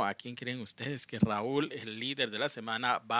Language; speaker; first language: Spanish; native; Spanish